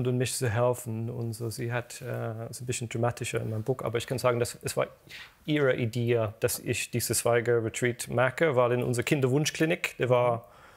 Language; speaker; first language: German; non-native, fluent; English